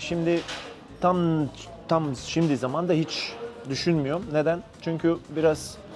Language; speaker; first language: Turkish; non-native, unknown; Bosnian